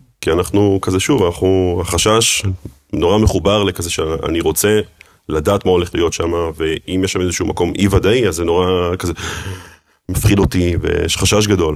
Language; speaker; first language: Hebrew; early bilingual, other home language; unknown